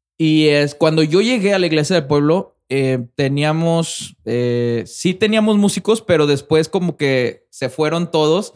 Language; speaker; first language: Spanish; native; Spanish